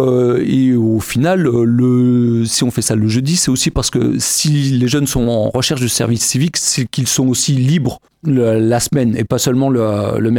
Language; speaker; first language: French; native; French